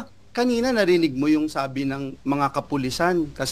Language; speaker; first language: Filipino; native; Filipino